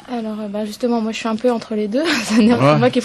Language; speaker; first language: French; native; French